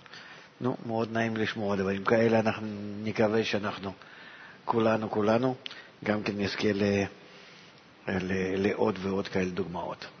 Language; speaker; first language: Hebrew; non-native, fluent; Russian